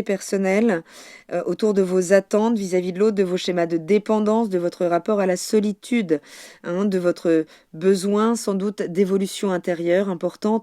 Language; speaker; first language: French; native; French